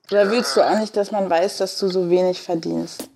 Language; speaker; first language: German; native; German